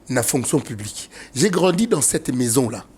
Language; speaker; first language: French; non-native, local second language; Lingala